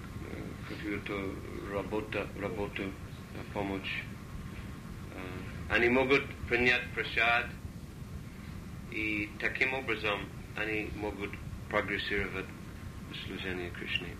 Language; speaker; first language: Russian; non-native, learner; English